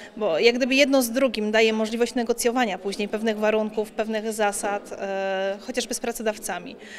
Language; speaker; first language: Polish; native; Polish